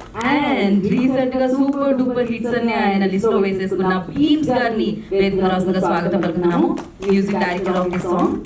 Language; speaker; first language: Telugu; native; Telugu